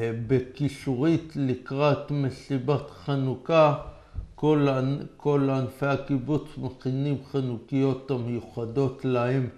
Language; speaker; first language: Hebrew; native; Hebrew